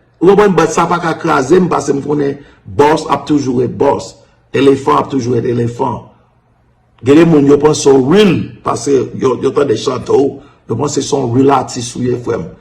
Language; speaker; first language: Haitian Creole; early bilingual, heritage; Haitian Creole